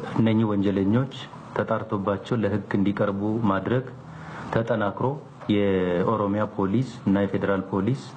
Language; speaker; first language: Amharic; non-native, local second language; Oromo